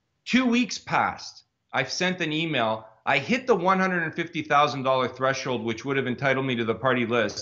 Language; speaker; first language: English; native; English